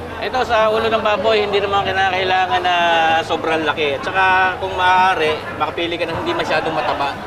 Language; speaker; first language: Filipino; native; Filipino